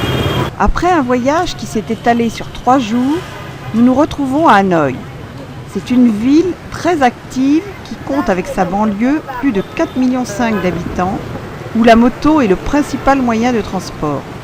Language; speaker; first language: French; native; French